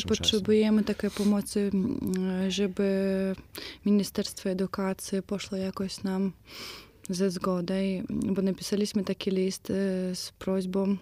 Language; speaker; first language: Polish; non-native, fluent; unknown